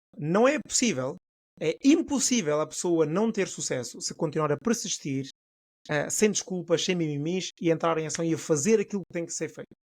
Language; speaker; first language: Portuguese; non-native, local second language; Upper Guinea Crioulo